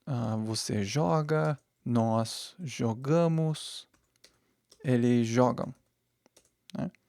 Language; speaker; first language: Portuguese; non-native, fluent; English